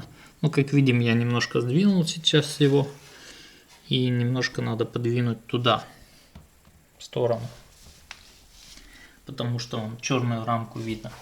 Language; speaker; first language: Russian; native; Russian